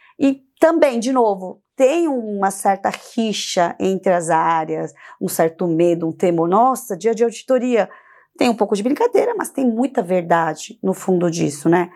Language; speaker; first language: Portuguese; early bilingual, other home language; Korean